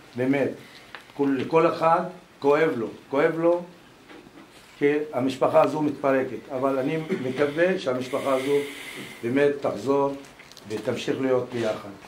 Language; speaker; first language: Hebrew; non-native, local second language; Arabic